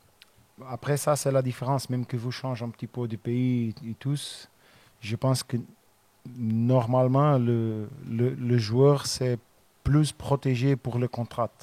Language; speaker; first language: French; non-native, learner; Portuguese